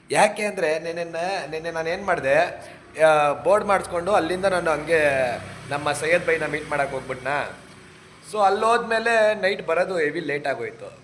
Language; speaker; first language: Kannada; non-native, local second language; Marwari